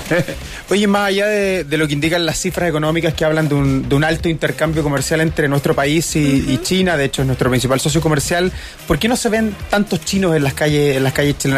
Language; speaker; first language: Spanish; native; Spanish